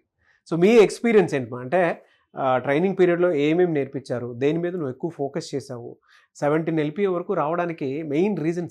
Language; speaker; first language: Telugu; native; Telugu